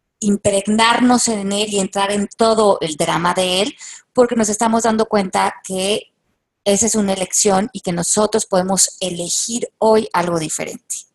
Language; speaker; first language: Spanish; native; Spanish